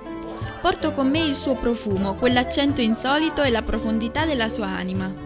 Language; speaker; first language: Italian; native; Italian